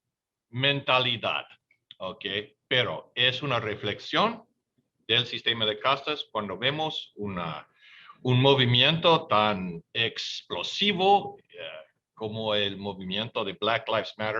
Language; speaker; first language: Spanish; non-native, fluent; English